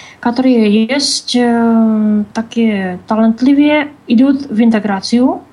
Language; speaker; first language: Russian; non-native, learner; Czech